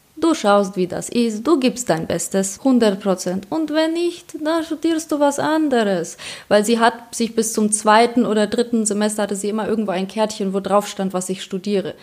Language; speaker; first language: German; early bilingual, other home language; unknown